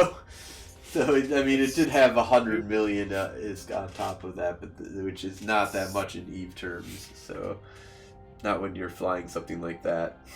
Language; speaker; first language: English; native; English